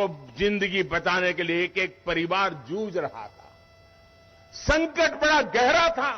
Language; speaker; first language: Hindi; non-native, local second language; Gujarati